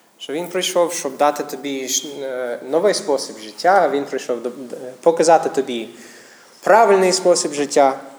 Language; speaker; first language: Ukrainian; non-native, fluent; English